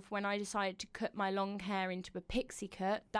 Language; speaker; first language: English; native; English